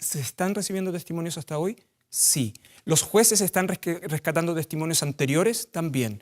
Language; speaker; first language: Spanish; native; Spanish